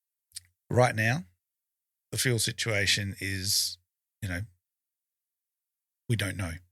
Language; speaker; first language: English; native; English